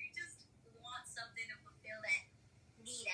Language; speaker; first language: English; native; English